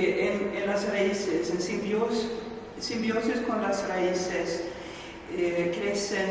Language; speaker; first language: Spanish; non-native, fluent; Swedish